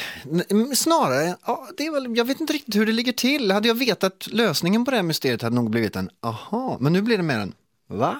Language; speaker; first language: Swedish; native; Swedish